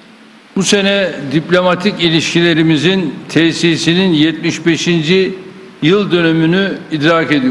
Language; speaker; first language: Turkish; native; Turkish